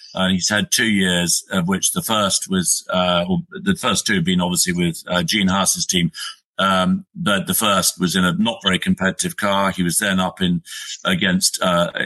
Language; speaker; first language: English; native; English